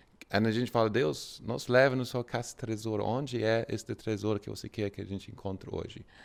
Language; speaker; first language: Portuguese; non-native, fluent; English